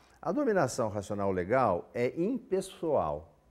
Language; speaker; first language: Portuguese; native; Portuguese